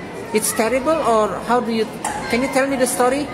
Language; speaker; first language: English; non-native, learner; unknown